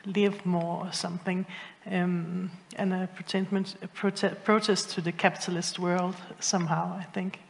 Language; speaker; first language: English; non-native, fluent; Danish